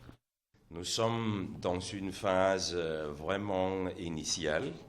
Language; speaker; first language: French; non-native, fluent; Danish